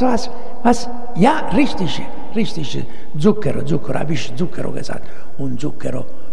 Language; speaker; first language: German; non-native, learner; Italian